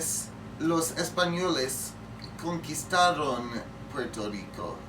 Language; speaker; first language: Spanish; non-native, learner; English